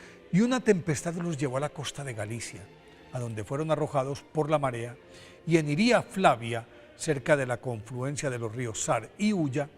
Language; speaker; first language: Spanish; native; Spanish